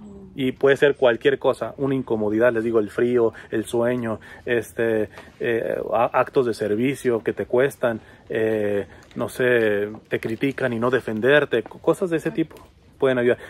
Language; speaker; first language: Spanish; native; Spanish